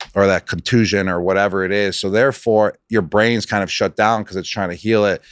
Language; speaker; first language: English; native; English